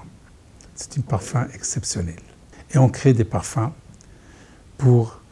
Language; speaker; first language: French; non-native, fluent; Arabic